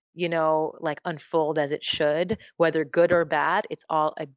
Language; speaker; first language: English; native; English